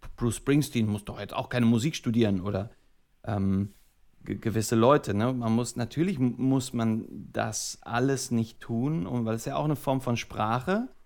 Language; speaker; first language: German; native; German